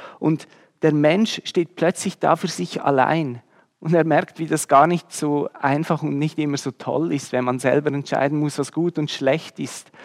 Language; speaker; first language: German; native; German